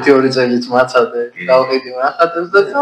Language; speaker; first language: Georgian; native; Georgian